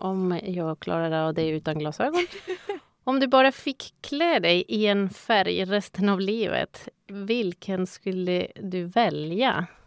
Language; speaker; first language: Swedish; non-native, fluent; Spanish